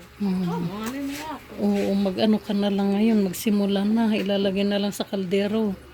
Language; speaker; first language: Filipino; non-native, local second language; Waray